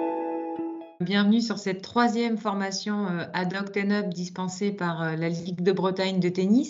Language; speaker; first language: French; native; French